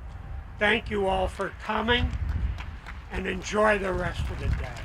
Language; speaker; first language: English; native; English